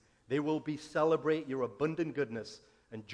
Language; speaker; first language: English; native; English